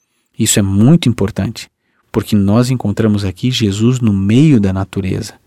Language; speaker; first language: Portuguese; native; Portuguese